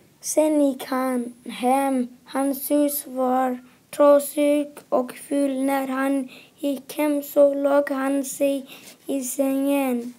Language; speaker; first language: Swedish; non-native, local second language; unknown